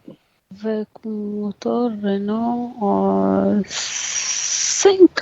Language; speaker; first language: French; non-native, fluent; Spanish